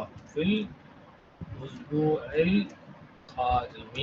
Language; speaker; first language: Arabic; non-native, fluent; Tamil